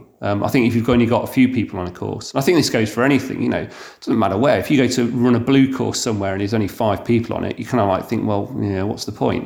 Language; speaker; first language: English; native; English